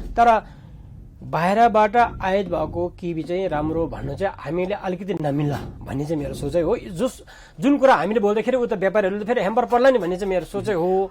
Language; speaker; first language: Nepali; non-native, local second language; Sherpa